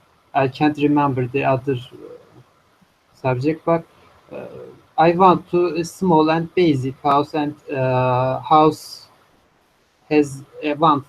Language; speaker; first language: English; non-native, learner; Turkish